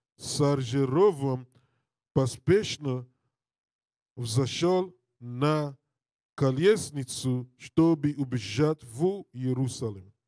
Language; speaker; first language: Russian; non-native, learner; English